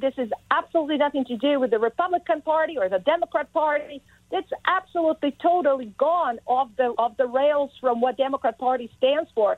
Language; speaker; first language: English; non-native, fluent; Serbian